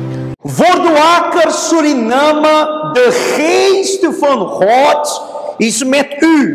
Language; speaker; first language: Dutch; non-native, fluent; Portuguese